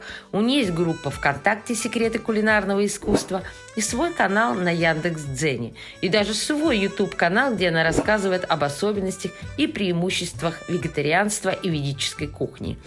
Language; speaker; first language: Russian; native; Russian